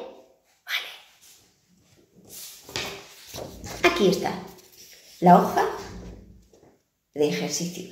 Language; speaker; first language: Spanish; non-native, fluent; Portuguese